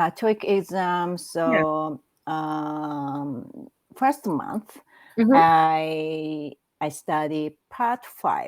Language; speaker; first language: English; non-native, learner; Japanese